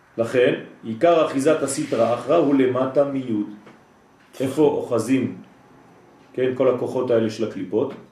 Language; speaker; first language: Hebrew; non-native, fluent; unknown